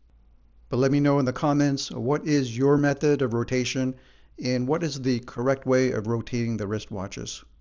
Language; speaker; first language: English; native; English